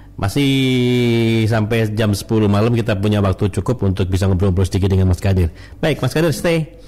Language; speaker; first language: Indonesian; native; Indonesian